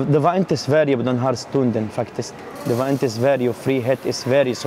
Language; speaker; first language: Swedish; non-native, learner; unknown